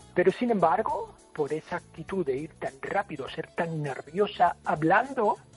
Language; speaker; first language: Spanish; non-native, fluent; English